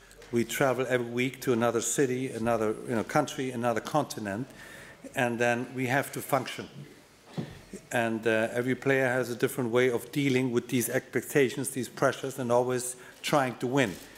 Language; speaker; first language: English; non-native, fluent; German